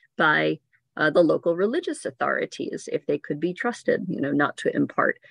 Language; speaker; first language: English; native; English